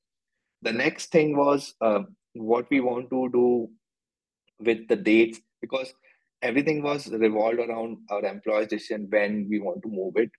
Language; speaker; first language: English; non-native, local second language; Hindi